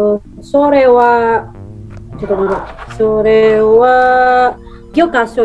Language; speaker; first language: Japanese; non-native, learner; Indonesian